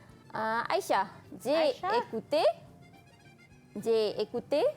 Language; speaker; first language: French; non-native, fluent; Malay